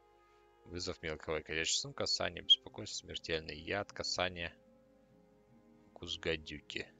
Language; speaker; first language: Russian; native; Russian